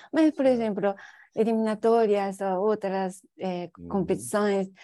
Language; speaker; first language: Portuguese; non-native, learner; Japanese